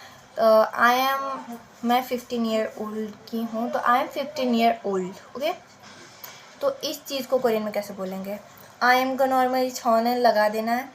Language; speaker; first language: Hindi; native; Hindi